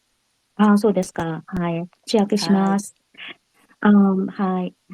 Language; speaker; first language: Japanese; non-native, fluent; Korean